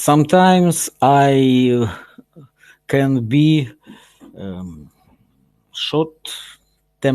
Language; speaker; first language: English; non-native, learner; Russian